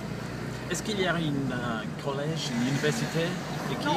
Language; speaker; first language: French; non-native, learner; English